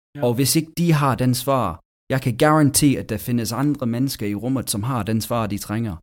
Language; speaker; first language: Danish; non-native, fluent; English